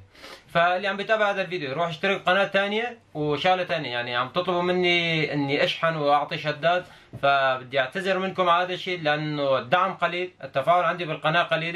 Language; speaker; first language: Arabic; native; Arabic